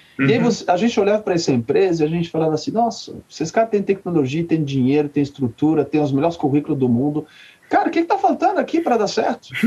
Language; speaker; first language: Portuguese; non-native, fluent; French